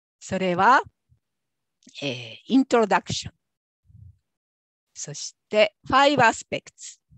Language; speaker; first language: Japanese; native; Japanese